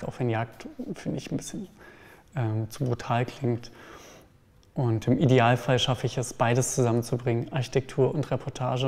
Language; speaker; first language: German; native; German